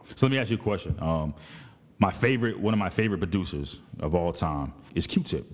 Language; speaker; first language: English; native; English